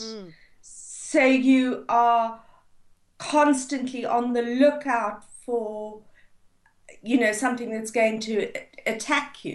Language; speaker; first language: English; native; English